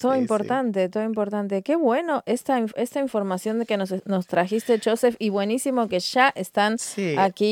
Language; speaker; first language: Spanish; native; Spanish